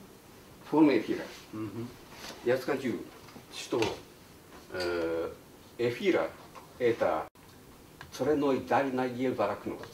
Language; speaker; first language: Russian; non-native, learner; Japanese